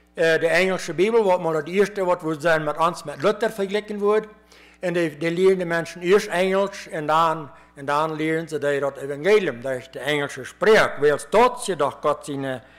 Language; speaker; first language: German; early bilingual, heritage; Plautdietsch